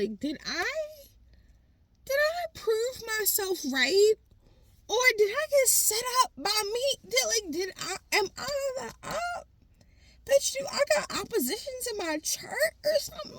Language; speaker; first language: English; native; English